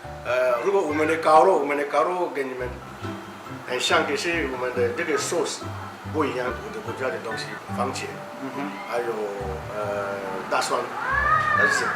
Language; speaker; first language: Chinese; non-native, learner; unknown